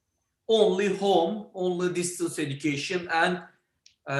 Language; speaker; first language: English; non-native, learner; Turkish